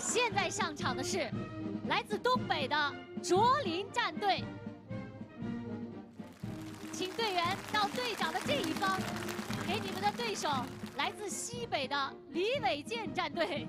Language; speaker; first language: Chinese; native; Chinese